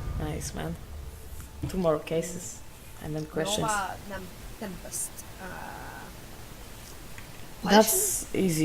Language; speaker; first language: English; non-native, learner; Polish